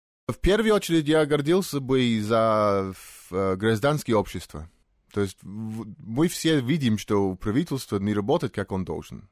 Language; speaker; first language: Russian; non-native, fluent; English